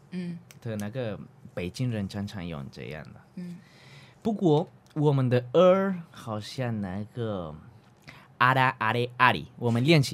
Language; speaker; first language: Chinese; non-native, learner; Spanish